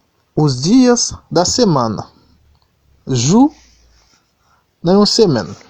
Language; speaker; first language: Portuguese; non-native, fluent; Haitian Creole